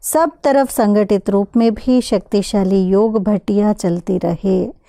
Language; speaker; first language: Hindi; non-native, local second language; Telugu